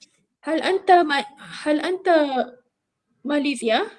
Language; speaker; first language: Arabic; non-native, learner; Malay